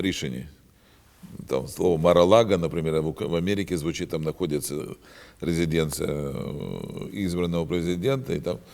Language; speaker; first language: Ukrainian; non-native, learner; Russian